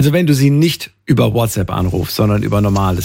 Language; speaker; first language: German; native; German